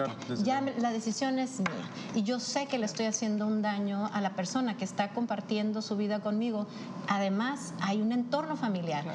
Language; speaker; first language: Spanish; native; Spanish